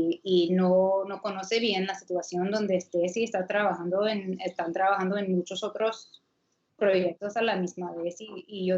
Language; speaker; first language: Spanish; non-native, fluent; English